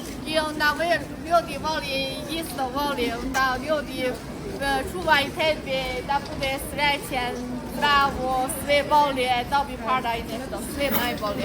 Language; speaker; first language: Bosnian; non-native, learner; Chinese